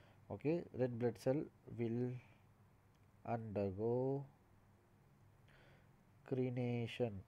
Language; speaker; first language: English; non-native, local second language; Tamil